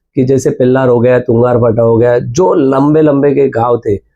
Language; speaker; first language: Hindi; non-native, local second language; Marathi